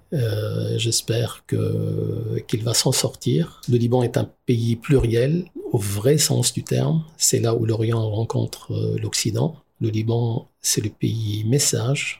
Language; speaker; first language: French; non-native, local second language; Arabic